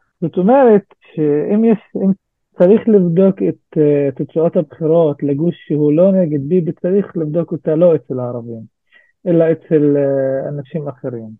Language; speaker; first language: Hebrew; non-native, local second language; Arabic